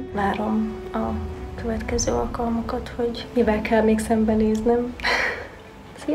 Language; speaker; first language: Hungarian; native; Hungarian